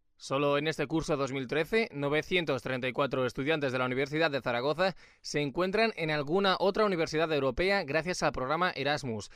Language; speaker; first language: Spanish; native; Spanish